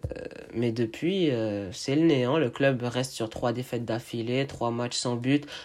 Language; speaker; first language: French; native; French